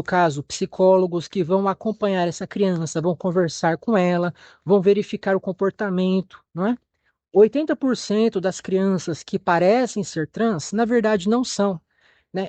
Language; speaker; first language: Portuguese; native; Portuguese